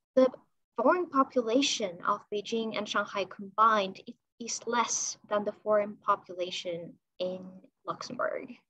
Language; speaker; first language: English; non-native, fluent; Chinese